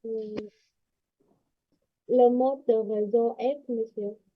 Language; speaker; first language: French; non-native, learner; Vietnamese